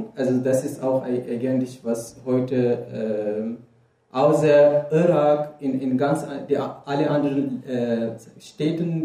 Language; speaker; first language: German; non-native, fluent; Kurdish